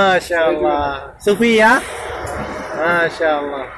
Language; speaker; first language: Indonesian; non-native, local second language; Achinese